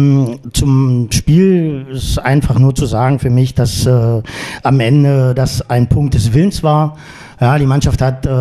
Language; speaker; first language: German; native; German